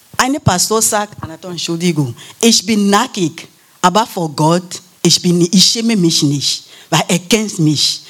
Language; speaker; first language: German; non-native, learner; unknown